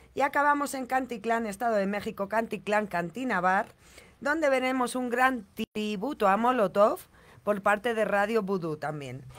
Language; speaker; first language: Spanish; native; Spanish